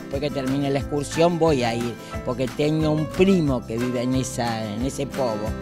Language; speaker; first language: Portuguese; early bilingual, heritage; Portuguese